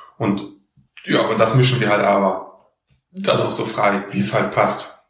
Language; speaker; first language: German; native; German